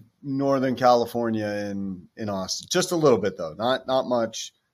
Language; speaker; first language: English; native; English